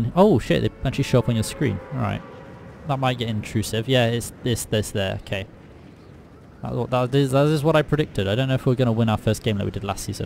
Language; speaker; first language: English; native; English